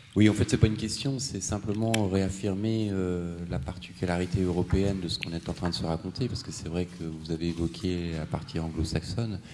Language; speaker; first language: French; native; French